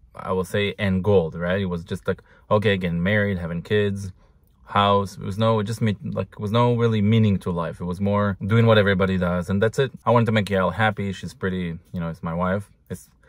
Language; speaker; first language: English; non-native, fluent; Hebrew